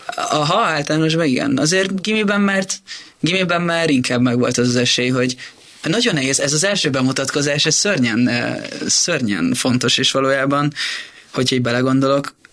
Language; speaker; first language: Hungarian; early bilingual, other home language; Italian